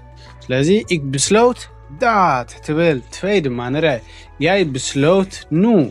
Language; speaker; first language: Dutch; non-native, fluent; Tigrinya